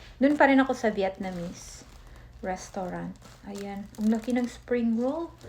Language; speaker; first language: Filipino; non-native, local second language; Cebuano